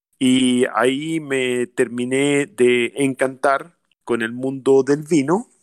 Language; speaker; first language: Spanish; native; Spanish